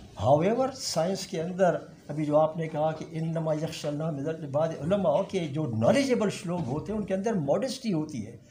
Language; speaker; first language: Urdu; non-native, local second language; Pashto